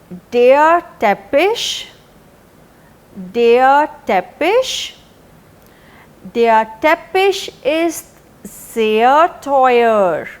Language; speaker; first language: German; non-native, fluent; Hindi